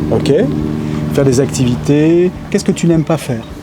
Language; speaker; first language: French; native; French